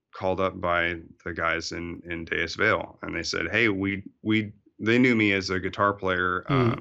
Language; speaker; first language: English; native; English